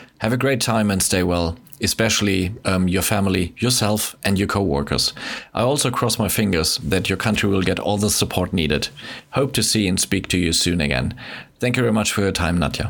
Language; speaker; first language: English; non-native, fluent; German